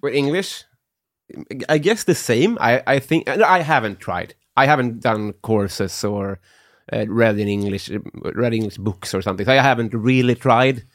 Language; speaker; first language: English; non-native, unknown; Swedish